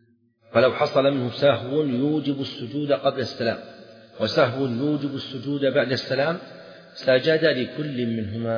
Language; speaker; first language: Arabic; native; Arabic